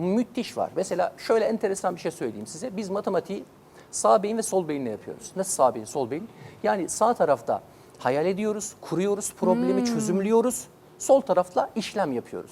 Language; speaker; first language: Turkish; native; Turkish